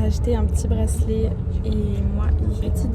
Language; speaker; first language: French; native; French